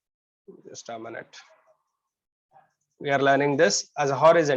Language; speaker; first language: English; non-native, local second language; Kannada